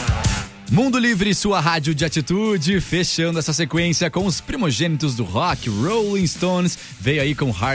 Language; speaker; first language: Portuguese; native; Portuguese